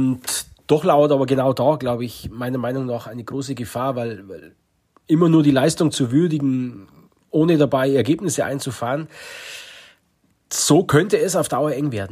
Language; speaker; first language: German; native; German